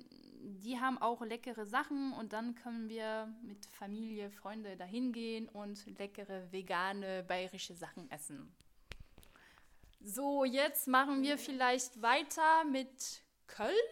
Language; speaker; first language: German; non-native, fluent; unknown